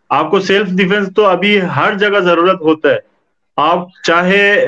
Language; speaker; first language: Hindi; native; Hindi